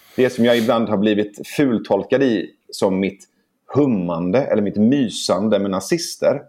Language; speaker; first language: Swedish; early bilingual, other home language; Persian